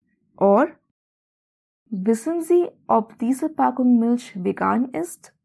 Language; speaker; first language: German; non-native, fluent; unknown